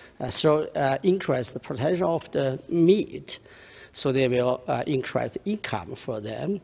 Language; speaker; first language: English; non-native, learner; Chinese